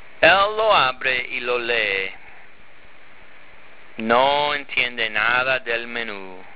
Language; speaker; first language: Spanish; non-native, fluent; English